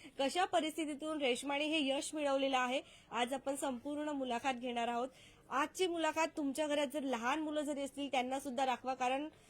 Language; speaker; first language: Marathi; native; Marathi